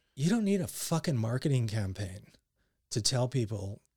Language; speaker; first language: English; native; English